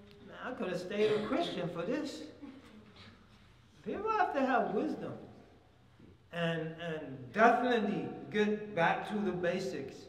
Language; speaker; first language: English; native; English